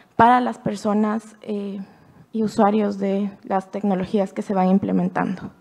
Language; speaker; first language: Spanish; native; Spanish